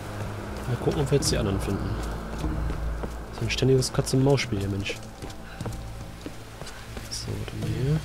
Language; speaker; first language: German; native; German